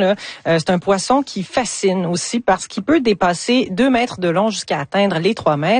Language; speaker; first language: French; native; French